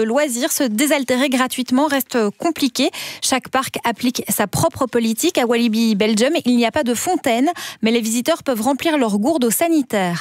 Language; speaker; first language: French; native; French